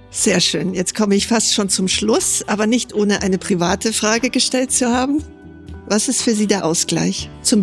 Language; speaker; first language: German; native; German